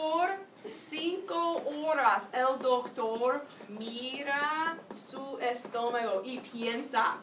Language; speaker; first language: Spanish; non-native, fluent; English